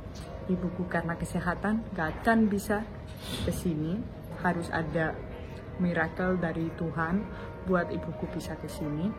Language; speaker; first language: Indonesian; non-native, fluent; Spanish